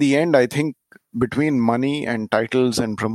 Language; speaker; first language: English; non-native, local second language; Marathi